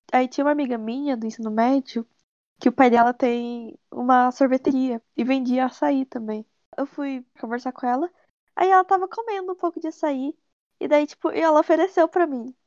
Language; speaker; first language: Portuguese; native; Portuguese